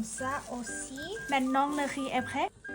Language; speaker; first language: French; non-native, learner; Thai